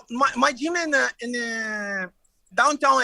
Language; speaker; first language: English; non-native, learner; Portuguese